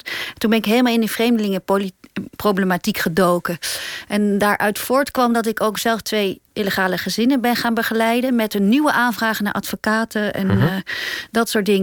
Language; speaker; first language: Dutch; native; Dutch